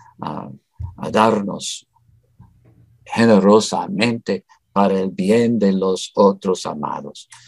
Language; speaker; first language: Spanish; non-native, fluent; English